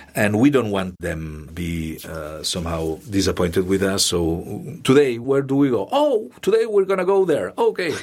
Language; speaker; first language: English; non-native, fluent; Spanish